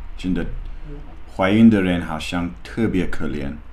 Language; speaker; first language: Chinese; non-native, learner; English